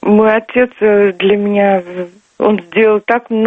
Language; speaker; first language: Russian; non-native, local second language; Turkmen